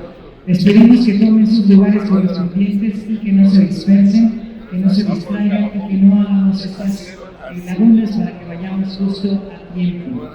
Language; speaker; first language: Spanish; native; Spanish